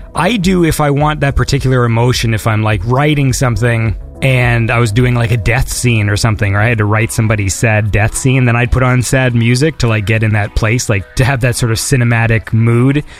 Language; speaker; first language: English; native; English